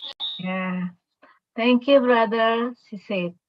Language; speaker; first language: English; non-native, local second language; Indonesian